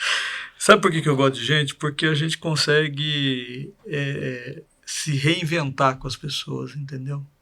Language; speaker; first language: Portuguese; native; Portuguese